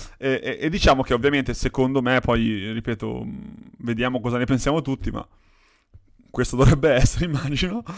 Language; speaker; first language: Italian; native; Italian